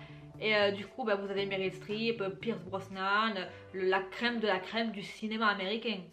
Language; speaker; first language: French; native; French